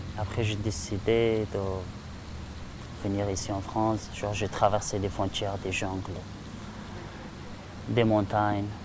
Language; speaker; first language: French; non-native, learner; Persian